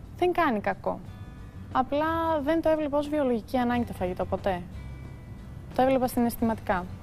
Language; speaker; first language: Greek; early bilingual, heritage; Greek